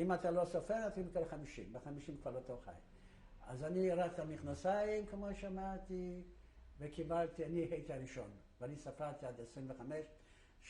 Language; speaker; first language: Hebrew; non-native, fluent; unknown